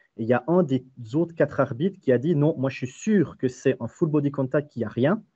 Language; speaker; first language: French; native; French